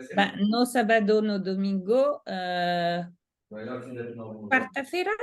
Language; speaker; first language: Portuguese; non-native, learner; Italian